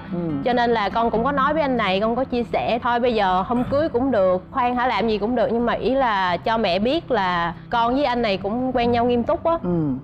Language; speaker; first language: Vietnamese; native; Vietnamese